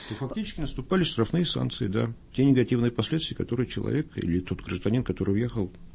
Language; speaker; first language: Russian; native; Russian